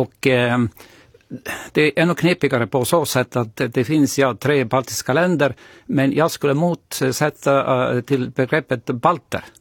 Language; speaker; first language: Swedish; non-native, fluent; Estonian